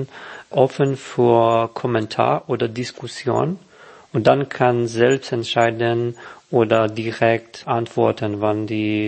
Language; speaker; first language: German; non-native, learner; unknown